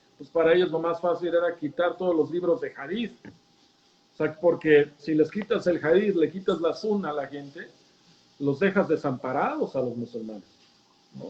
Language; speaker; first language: Spanish; native; Spanish